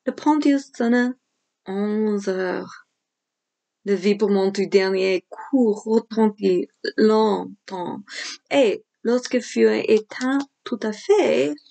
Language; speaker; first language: French; non-native, fluent; English